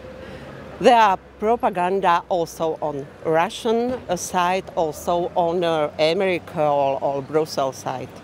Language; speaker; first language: English; non-native, learner; Slovak